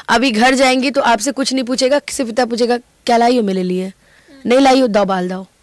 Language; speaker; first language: Hindi; native; Hindi